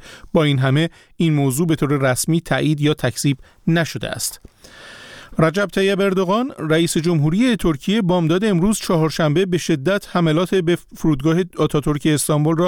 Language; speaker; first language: Persian; native; Persian